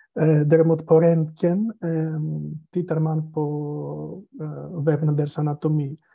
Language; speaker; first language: Swedish; non-native, fluent; Greek